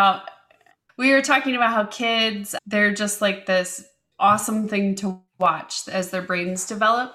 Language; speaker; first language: English; native; English